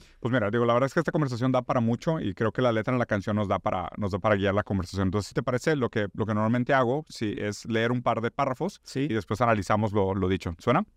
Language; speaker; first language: Spanish; non-native, fluent; Portuguese